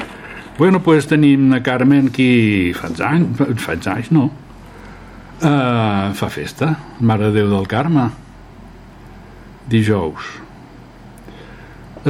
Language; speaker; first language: Catalan; native; Catalan